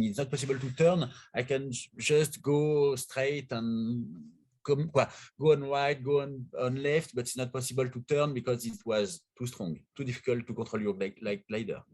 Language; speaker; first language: English; non-native, learner; French